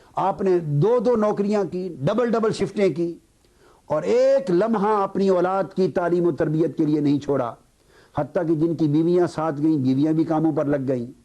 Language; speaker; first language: Urdu; native; Urdu